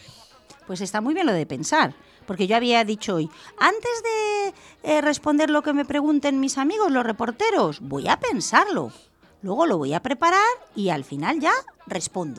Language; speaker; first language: Spanish; native; Spanish